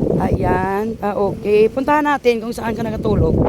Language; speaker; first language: Filipino; non-native, local second language; Hiligaynon